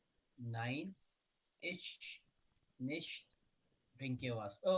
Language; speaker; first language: German; non-native, learner; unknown